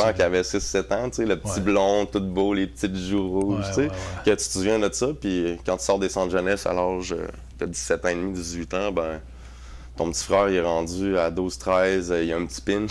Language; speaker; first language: French; native; French